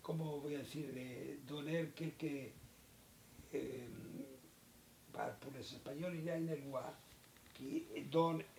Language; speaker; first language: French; non-native, learner; Spanish